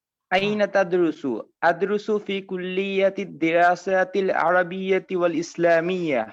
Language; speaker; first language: Arabic; non-native, learner; Urdu